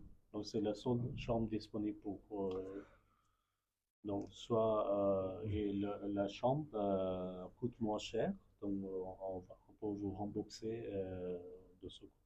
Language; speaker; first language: French; non-native, fluent; Bangla